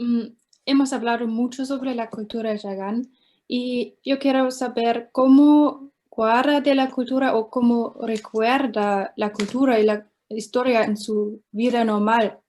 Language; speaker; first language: Spanish; non-native, learner; German